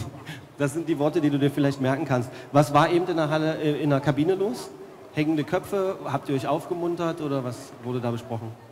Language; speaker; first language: German; native; German